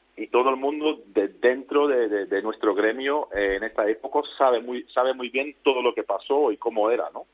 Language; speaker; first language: Spanish; non-native, fluent; Dutch